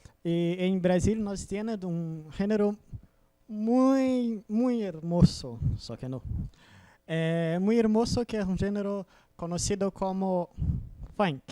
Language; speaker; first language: Spanish; non-native, learner; Portuguese